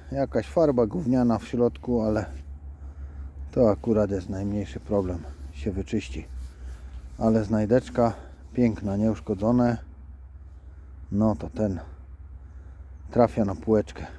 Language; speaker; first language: Polish; native; Polish